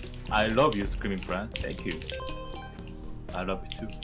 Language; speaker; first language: English; non-native, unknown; Korean